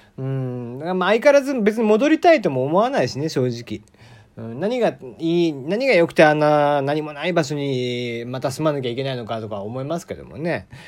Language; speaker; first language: Japanese; native; Japanese